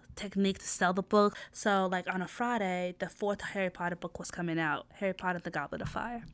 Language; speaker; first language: English; non-native, fluent; Arabic